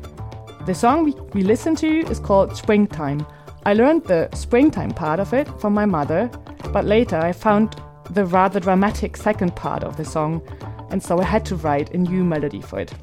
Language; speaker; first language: English; non-native, fluent; German